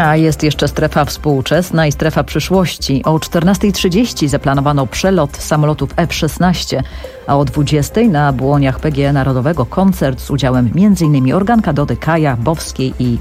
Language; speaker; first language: Polish; native; Polish